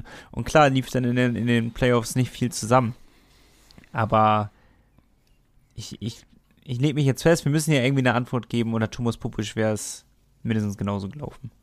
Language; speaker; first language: German; native; German